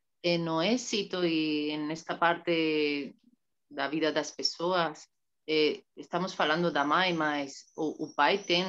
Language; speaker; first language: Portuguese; non-native, learner; Spanish